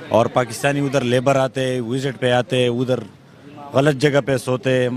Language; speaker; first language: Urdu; non-native, local second language; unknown